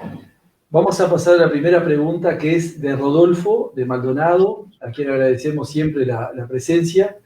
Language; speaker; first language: Spanish; native; Spanish